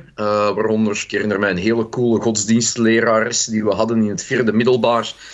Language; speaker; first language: Dutch; native; Dutch